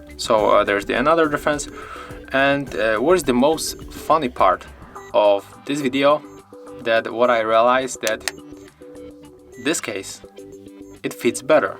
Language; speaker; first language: English; non-native, fluent; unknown